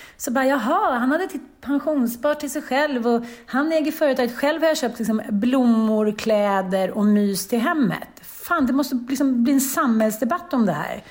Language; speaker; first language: Swedish; native; Swedish